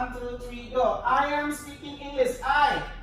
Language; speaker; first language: English; non-native, fluent; Indonesian